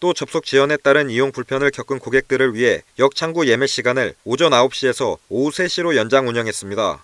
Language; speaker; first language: Korean; native; Korean